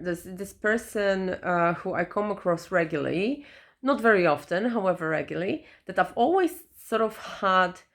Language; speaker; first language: English; non-native, fluent; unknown